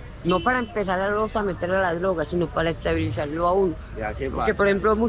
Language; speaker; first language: Spanish; native; Spanish